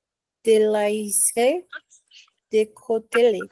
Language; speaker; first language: French; non-native, learner; Portuguese